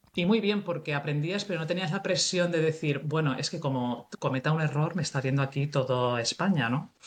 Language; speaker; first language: Spanish; native; Spanish